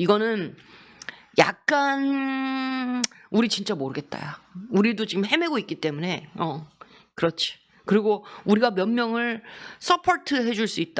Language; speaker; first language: Korean; native; Korean